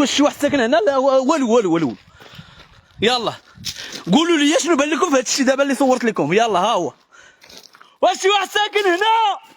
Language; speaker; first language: Arabic; native; Arabic